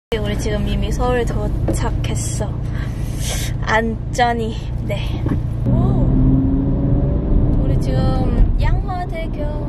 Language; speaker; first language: Korean; non-native, learner; Cantonese